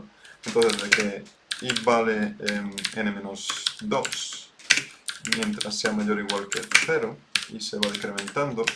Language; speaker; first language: Spanish; native; Spanish